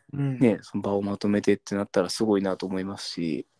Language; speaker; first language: Japanese; native; Japanese